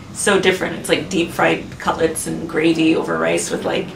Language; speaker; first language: English; native; English